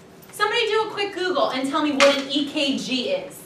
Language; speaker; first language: English; native; English